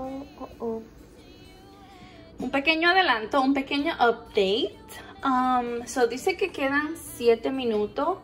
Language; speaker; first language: Spanish; early bilingual, heritage; Spanish